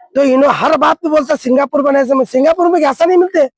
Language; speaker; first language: Hindi; non-native, local second language; Kannada